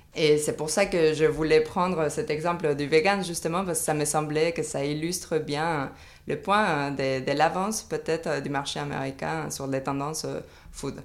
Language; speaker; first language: French; non-native, fluent; Spanish